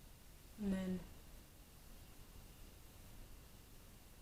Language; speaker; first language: English; native; English